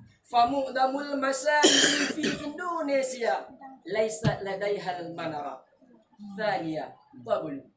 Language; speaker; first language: Arabic; non-native, learner; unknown